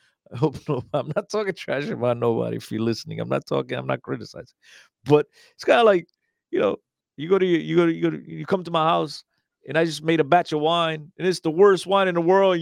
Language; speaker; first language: English; early bilingual, other home language; Portuguese